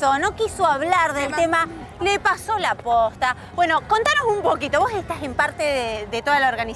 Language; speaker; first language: Spanish; native; Spanish